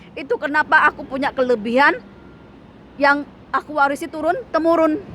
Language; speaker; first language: Indonesian; non-native, local second language; Javanese